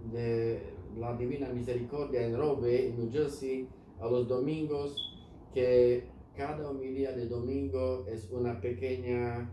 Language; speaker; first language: Spanish; non-native, fluent; Slovak